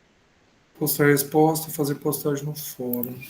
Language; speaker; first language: Portuguese; native; Portuguese